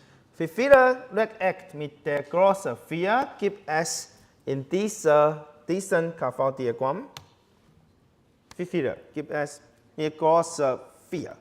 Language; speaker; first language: German; non-native, learner; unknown